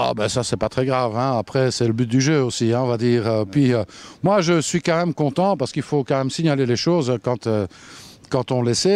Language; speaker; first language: French; native; French